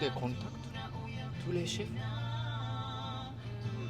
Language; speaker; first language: French; non-native, learner; Japanese